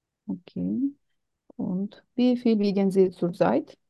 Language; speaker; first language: German; non-native, learner; Turkish